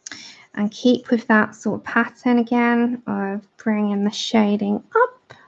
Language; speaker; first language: English; native; English